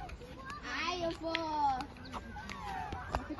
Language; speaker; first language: Portuguese; early bilingual, heritage; Portuguese